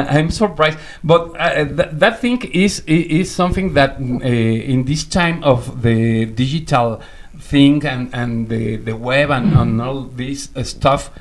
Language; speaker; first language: English; non-native, learner; Spanish